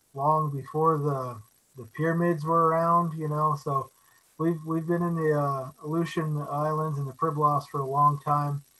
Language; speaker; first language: English; native; English